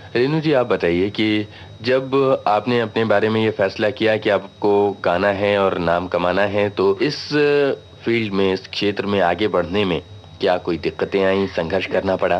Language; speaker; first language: Hindi; native; Hindi